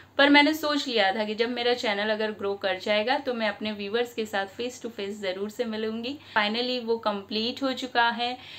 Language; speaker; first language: Hindi; non-native, local second language; Bangla